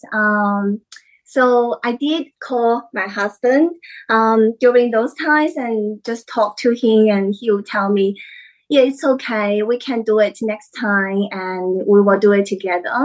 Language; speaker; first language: English; non-native, fluent; Chinese